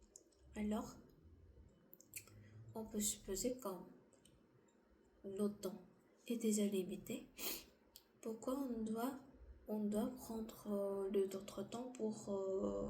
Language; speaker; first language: French; non-native, learner; Korean